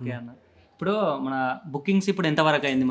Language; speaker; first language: Telugu; native; Telugu